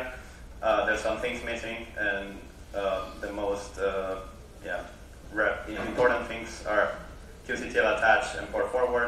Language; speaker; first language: English; non-native, fluent; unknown